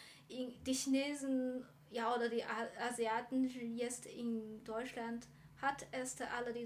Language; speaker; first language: German; non-native, learner; Chinese